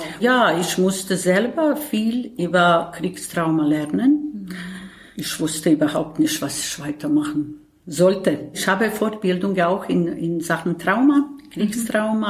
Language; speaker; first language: German; non-native, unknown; Bosnian